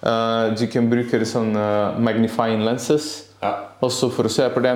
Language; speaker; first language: Norwegian; non-native, learner; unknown